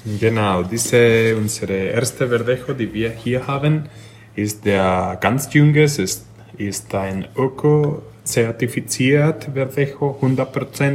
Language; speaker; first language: German; non-native, learner; Spanish